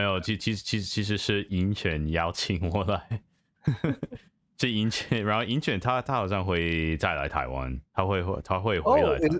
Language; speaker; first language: Chinese; non-native, fluent; English